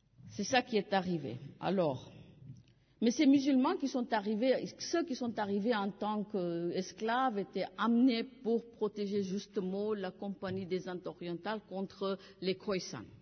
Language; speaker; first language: French; non-native, fluent; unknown